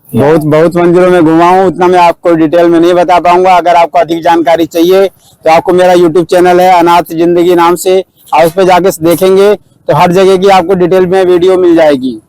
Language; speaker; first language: Hindi; native; Hindi